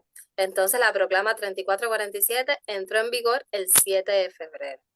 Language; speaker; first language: Spanish; native; Spanish